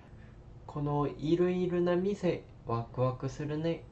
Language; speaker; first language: Japanese; non-native, learner; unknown